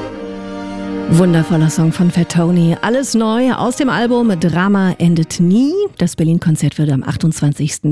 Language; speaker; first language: German; native; German